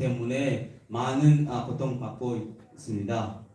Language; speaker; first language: Korean; non-native, learner; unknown